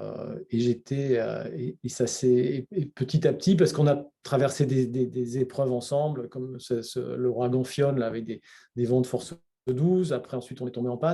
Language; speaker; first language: French; native; French